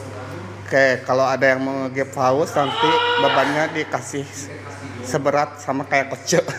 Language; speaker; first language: Indonesian; native; Indonesian